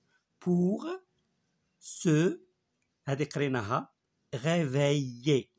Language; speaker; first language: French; non-native, local second language; Arabic